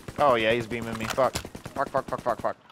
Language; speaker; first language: English; native; English